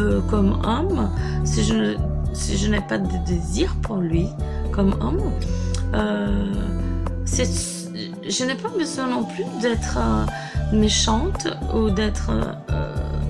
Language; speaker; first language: French; non-native, fluent; Portuguese